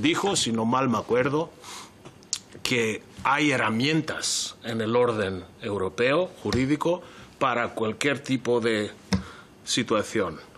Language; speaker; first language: Spanish; non-native, fluent; Greek